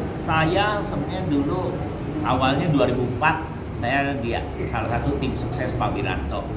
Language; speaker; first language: Indonesian; early bilingual, heritage; Indonesian